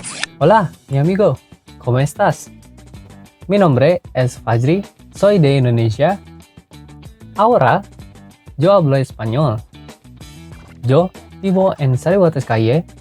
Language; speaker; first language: Spanish; non-native, learner; Indonesian